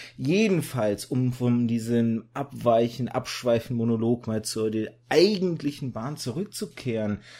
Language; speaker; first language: German; native; German